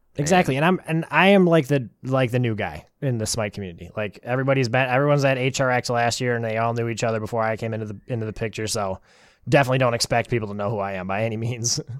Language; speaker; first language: English; native; English